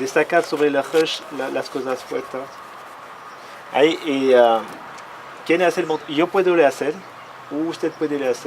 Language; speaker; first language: Spanish; non-native, learner; French